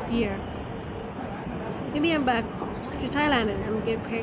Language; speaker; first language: English; non-native, learner; Thai